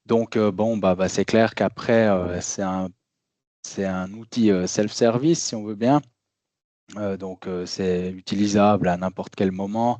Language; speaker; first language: French; native; French